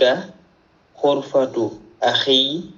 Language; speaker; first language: Arabic; non-native, learner; Fula